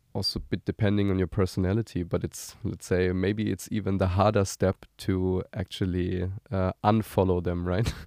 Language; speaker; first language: English; non-native, fluent; German